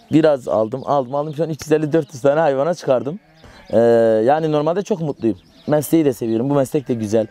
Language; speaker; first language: Turkish; non-native, local second language; Kurdish